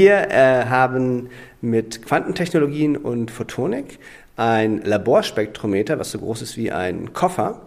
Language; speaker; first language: German; native; German